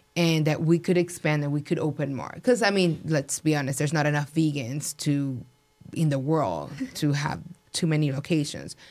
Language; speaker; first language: English; non-native, fluent; Spanish